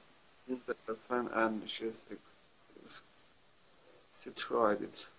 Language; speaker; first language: English; non-native, learner; Kurdish